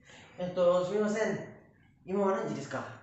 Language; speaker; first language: Japanese; non-native, learner; Indonesian